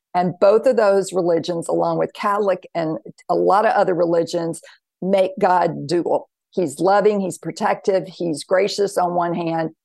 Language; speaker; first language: English; native; English